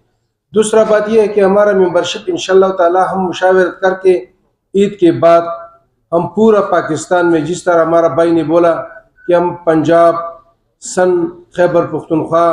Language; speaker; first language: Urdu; non-native, local second language; Pashto